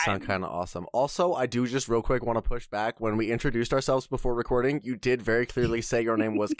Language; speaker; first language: English; native; English